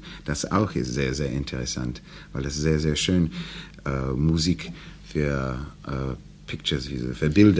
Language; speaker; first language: German; non-native, learner; English